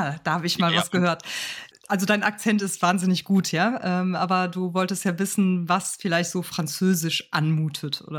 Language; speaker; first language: German; native; German